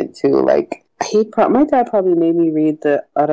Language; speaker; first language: English; native; English